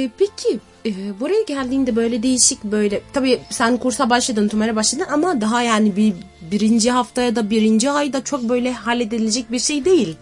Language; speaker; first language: Turkish; native; Turkish